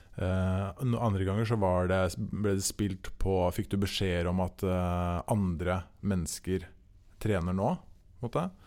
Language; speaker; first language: Norwegian; native; Norwegian